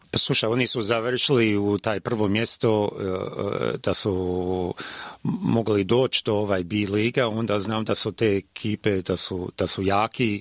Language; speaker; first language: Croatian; early bilingual, heritage; Croatian